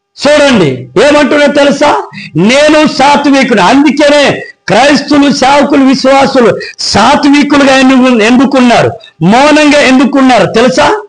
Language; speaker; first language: Telugu; non-native, local second language; Koya